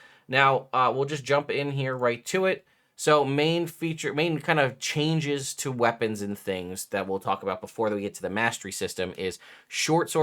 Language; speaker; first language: English; native; English